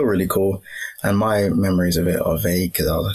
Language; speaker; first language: English; native; English